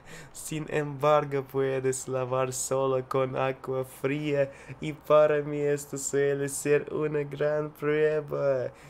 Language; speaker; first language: Spanish; non-native, learner; Russian